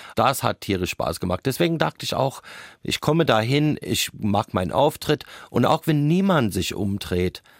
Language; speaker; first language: German; non-native, fluent; English